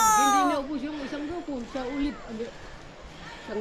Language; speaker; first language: Filipino; non-native, local second language; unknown